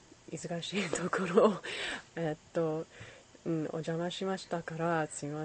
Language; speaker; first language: Japanese; non-native, learner; English